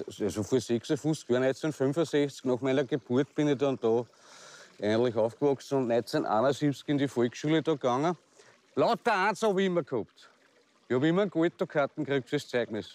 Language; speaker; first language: German; native; German